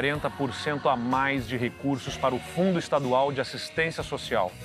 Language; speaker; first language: Portuguese; native; Portuguese